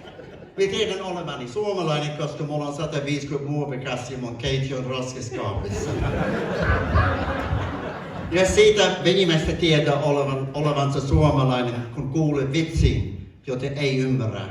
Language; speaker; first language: Finnish; non-native, fluent; English